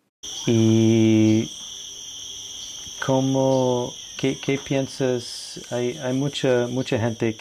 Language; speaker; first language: Spanish; non-native, fluent; English